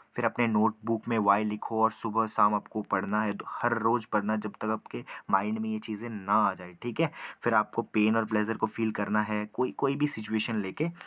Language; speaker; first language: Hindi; native; Hindi